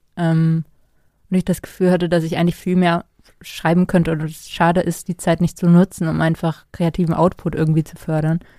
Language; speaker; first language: German; native; German